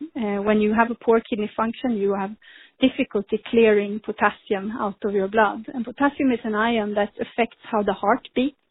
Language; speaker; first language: English; non-native, fluent; Swedish